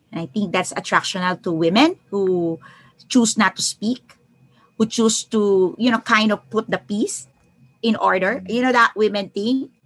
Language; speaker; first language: English; non-native, local second language; Filipino